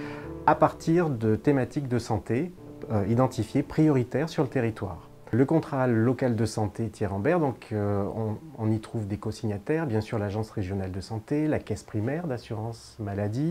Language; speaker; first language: French; native; French